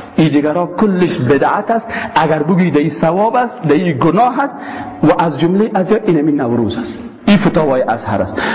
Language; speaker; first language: Persian; native; Persian